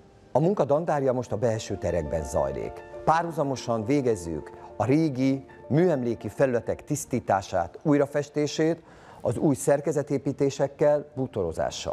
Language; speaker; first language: Hungarian; native; Hungarian